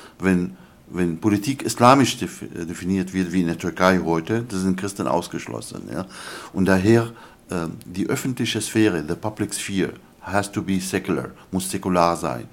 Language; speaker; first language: German; non-native, fluent; Arabic